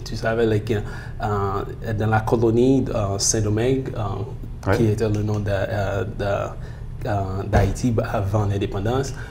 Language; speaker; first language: French; early bilingual, heritage; French